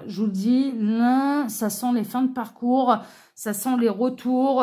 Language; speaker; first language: French; native; French